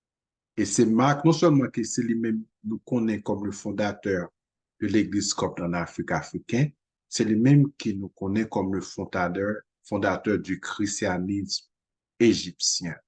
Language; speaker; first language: French; non-native, local second language; Haitian Creole